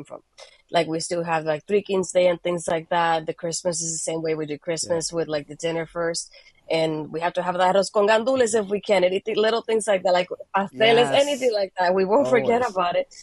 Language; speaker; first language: English; non-native, fluent; Spanish